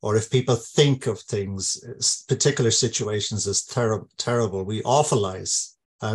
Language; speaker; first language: English; native; English